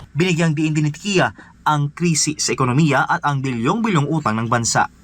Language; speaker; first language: Filipino; native; Filipino